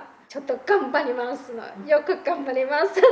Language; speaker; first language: Japanese; non-native, learner; Chinese